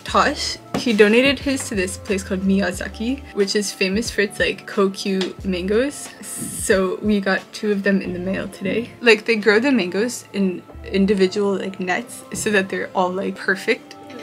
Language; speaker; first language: English; native; English